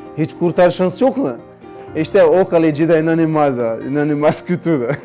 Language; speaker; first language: Turkish; non-native, learner; Portuguese